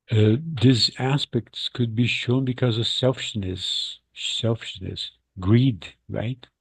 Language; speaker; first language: English; non-native, fluent; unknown